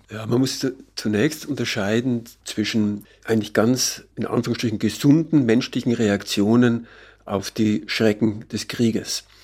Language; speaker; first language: German; native; German